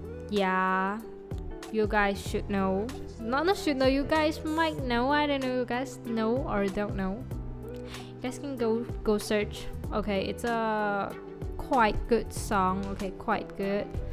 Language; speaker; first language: English; non-native, local second language; Chinese